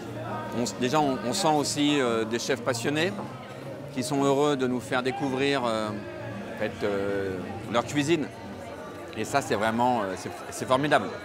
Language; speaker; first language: French; native; French